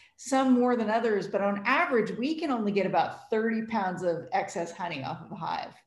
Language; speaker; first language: English; native; English